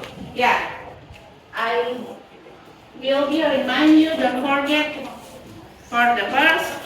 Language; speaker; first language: English; non-native, fluent; Indonesian